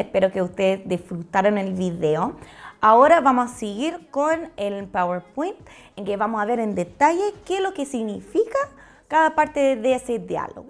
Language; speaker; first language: Spanish; non-native, fluent; English